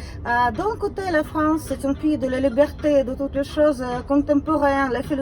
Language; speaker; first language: French; non-native, fluent; Russian